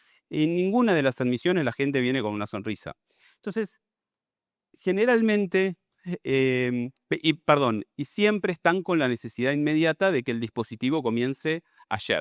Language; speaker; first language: Spanish; native; Spanish